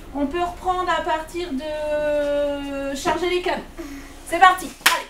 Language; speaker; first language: French; native; French